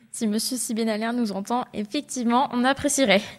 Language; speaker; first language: French; non-native, local second language; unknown